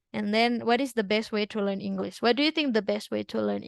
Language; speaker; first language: English; non-native, fluent; Indonesian